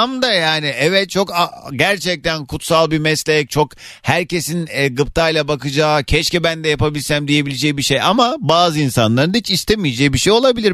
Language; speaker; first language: Turkish; native; Turkish